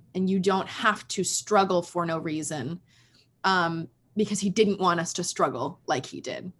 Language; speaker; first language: English; early bilingual, other home language; Spanish